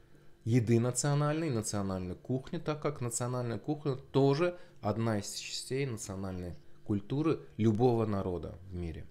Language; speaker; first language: Russian; non-native, local second language; Azerbaijani